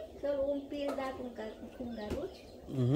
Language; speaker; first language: Spanish; non-native, local second language; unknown